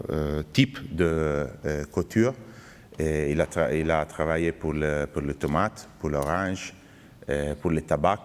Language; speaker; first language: French; non-native, fluent; Italian